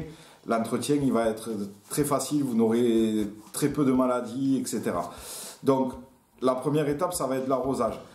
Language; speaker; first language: French; native; French